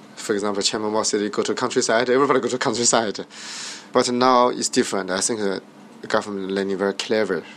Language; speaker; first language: English; non-native, learner; Chinese